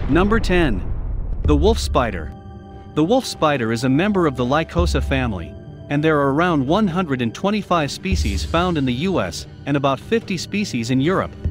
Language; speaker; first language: English; native; English